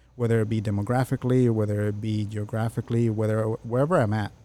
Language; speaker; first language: English; early bilingual, other home language; Spanish